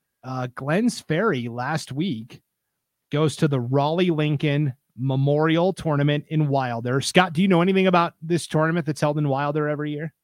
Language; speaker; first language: English; native; English